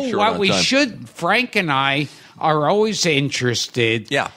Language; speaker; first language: English; native; English